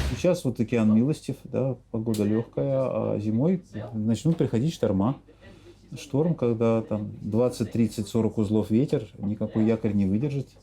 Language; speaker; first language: Russian; native; Russian